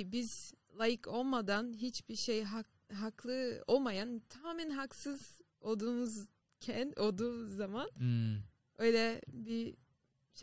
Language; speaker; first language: Turkish; non-native, fluent; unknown